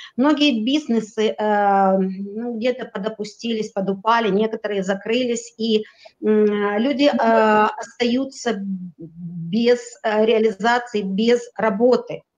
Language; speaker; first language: Russian; native; Russian